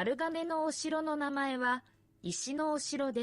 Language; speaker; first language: Japanese; non-native, learner; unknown